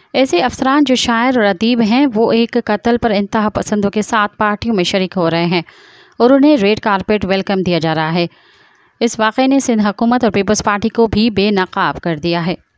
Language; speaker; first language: Urdu; non-native, local second language; Sindhi